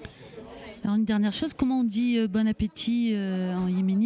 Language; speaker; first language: French; native; French